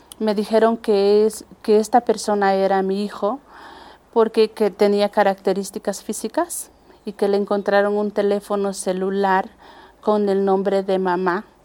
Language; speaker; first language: Spanish; native; Spanish